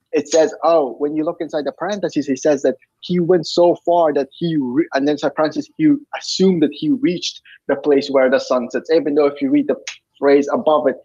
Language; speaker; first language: English; non-native, fluent; Persian